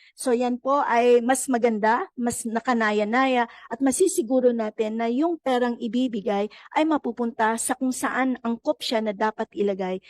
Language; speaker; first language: Filipino; native; Filipino